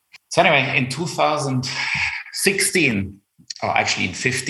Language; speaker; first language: English; non-native, fluent; German